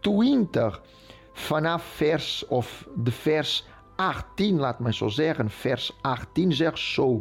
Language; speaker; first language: Dutch; non-native, fluent; Portuguese